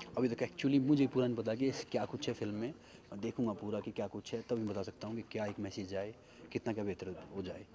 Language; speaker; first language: Hindi; native; Hindi